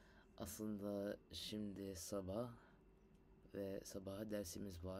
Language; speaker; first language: Turkish; non-native, learner; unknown